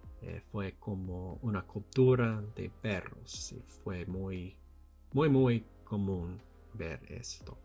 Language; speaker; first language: Spanish; non-native, learner; English